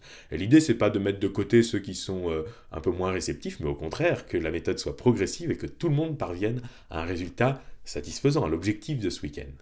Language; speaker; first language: French; native; French